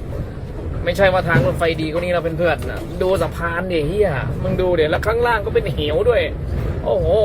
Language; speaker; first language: Thai; native; Thai